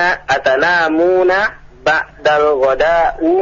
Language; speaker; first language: Arabic; non-native, learner; Indonesian